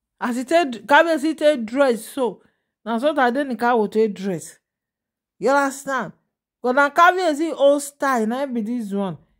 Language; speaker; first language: Nigerian Pidgin; non-native, local second language; Yoruba